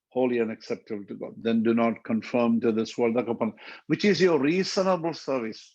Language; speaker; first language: English; non-native, local second language; Malayalam